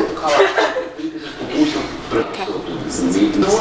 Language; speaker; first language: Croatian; early bilingual, heritage; Croatian